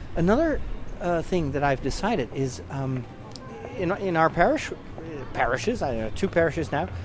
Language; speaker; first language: English; non-native, fluent; Dutch